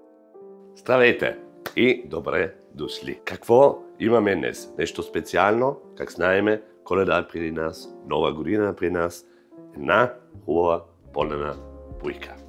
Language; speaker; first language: Bulgarian; non-native, fluent; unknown